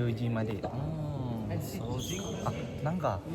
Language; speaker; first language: Japanese; non-native, learner; Indonesian